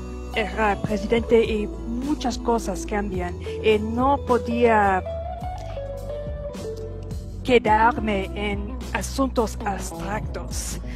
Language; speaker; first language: Spanish; non-native, fluent; English